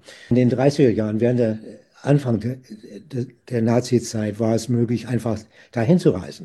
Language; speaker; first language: German; non-native, fluent; English